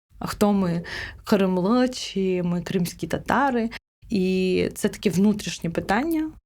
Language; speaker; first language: Ukrainian; non-native, local second language; Crimean Tatar